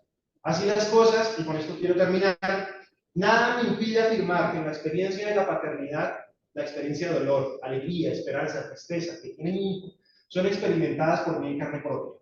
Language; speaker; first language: Spanish; native; Spanish